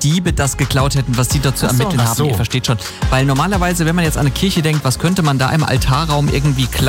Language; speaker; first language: German; native; German